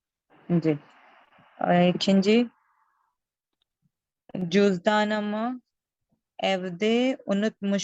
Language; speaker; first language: Turkish; non-native, learner; Urdu